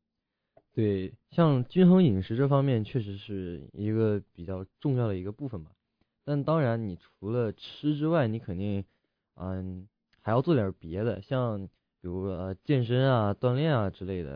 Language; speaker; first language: Chinese; native; Chinese